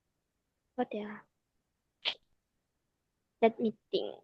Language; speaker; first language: English; non-native, learner; Indonesian